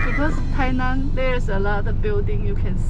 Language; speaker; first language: English; non-native, learner; Chinese